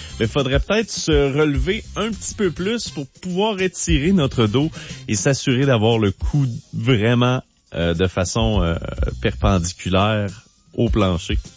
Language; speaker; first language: French; native; French